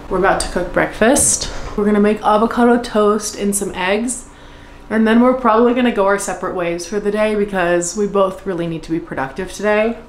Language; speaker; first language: English; native; English